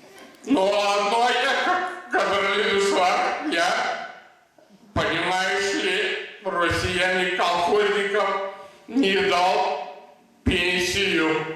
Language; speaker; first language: Russian; non-native, local second language; Bashkir